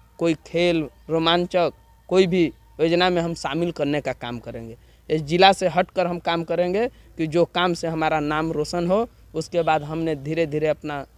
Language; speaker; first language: Hindi; non-native, local second language; Bhojpuri